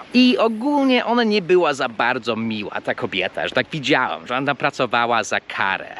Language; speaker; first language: Polish; early bilingual, heritage; Polish